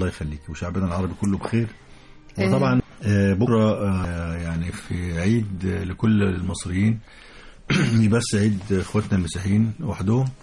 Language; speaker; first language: Arabic; native; Arabic